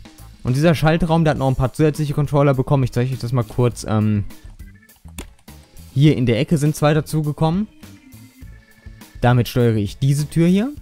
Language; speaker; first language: German; native; German